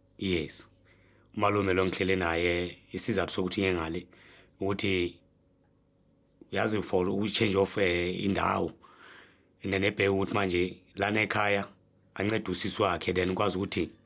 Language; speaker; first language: Zulu; native; Zulu